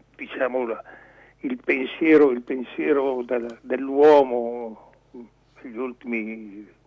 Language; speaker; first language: Italian; native; Italian